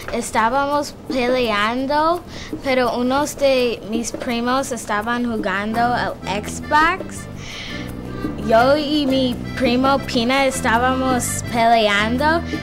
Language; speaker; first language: Spanish; non-native, learner; English